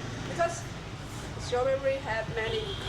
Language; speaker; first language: English; non-native, local second language; Vietnamese